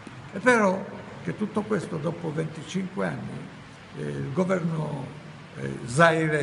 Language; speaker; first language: Italian; non-native, fluent; Ladino